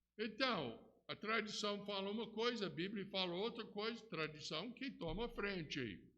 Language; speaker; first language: Portuguese; non-native, fluent; English